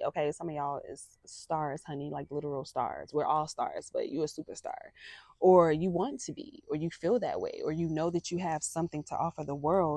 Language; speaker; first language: English; native; English